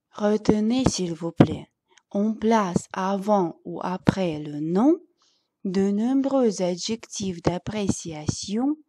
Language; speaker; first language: French; non-native, fluent; Russian